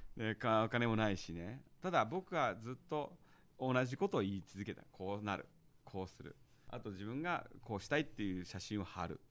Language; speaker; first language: Japanese; early bilingual, heritage; Japanese